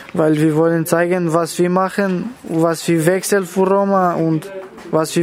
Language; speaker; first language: German; non-native, learner; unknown